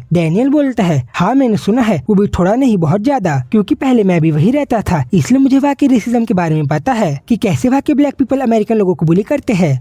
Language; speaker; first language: Hindi; native; Hindi